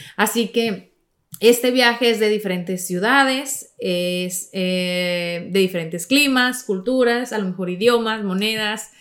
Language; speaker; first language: Spanish; native; Spanish